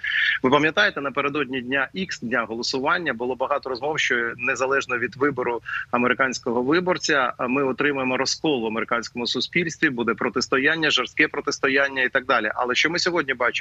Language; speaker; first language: Ukrainian; native; Ukrainian